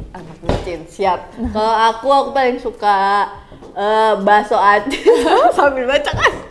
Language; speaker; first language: Indonesian; native; Indonesian